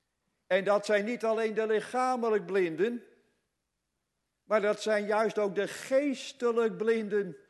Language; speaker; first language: Dutch; native; Dutch